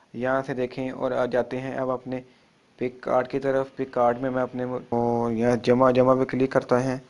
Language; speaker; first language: Urdu; non-native, local second language; Punjabi